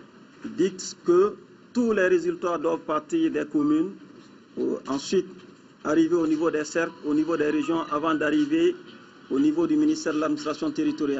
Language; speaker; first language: French; non-native, local second language; Bambara